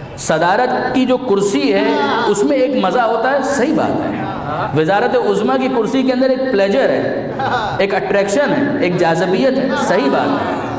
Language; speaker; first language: Urdu; non-native, local second language; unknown